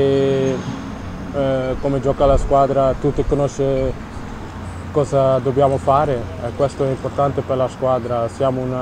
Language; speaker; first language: Italian; non-native, learner; Dutch